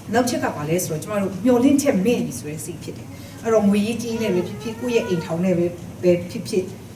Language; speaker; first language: Burmese; non-native, local second language; Kachin